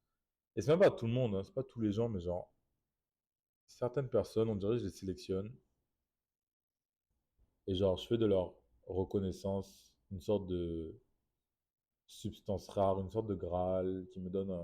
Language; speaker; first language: French; native; French